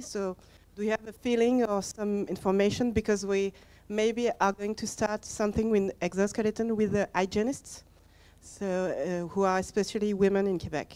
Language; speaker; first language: English; non-native, fluent; French